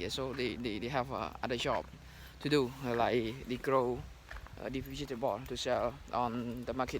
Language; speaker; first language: English; non-native, learner; Khmer